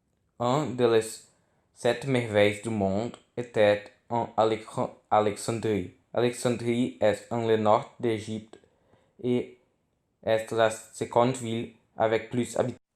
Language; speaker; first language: French; non-native, learner; Portuguese